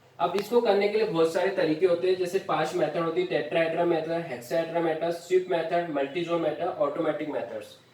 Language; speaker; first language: Hindi; non-native, local second language; Marathi